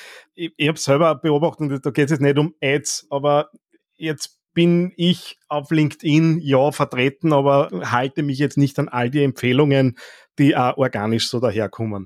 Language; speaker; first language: German; native; German